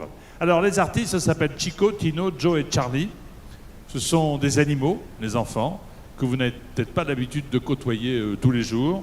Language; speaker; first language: French; native; French